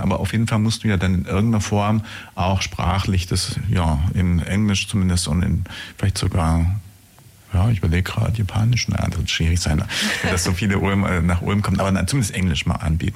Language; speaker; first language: German; native; German